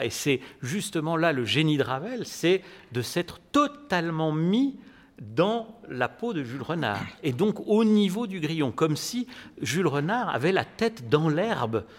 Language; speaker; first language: French; native; French